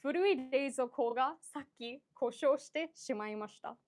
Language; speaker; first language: Japanese; non-native, fluent; English